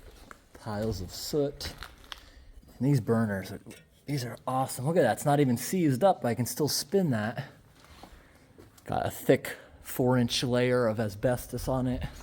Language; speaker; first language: English; native; English